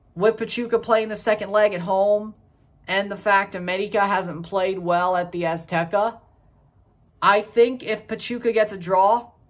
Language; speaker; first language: English; native; English